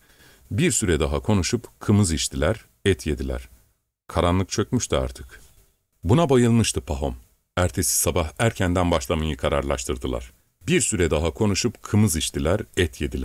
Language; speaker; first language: Turkish; native; Turkish